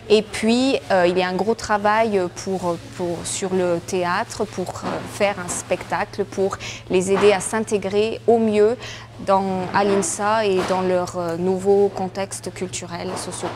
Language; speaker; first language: French; native; French